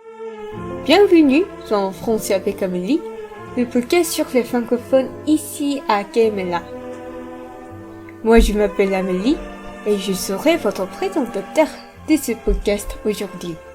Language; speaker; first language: French; non-native, fluent; Korean